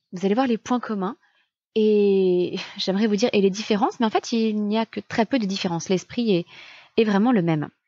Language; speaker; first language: French; native; French